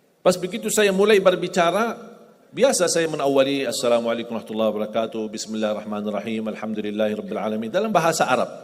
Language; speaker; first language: Indonesian; non-native, fluent; Arabic